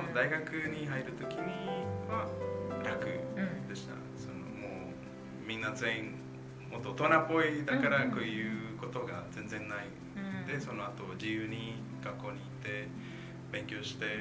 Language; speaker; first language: Japanese; non-native, learner; Spanish